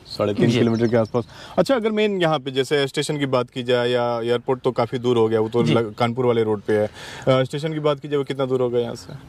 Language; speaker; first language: Hindi; native; Hindi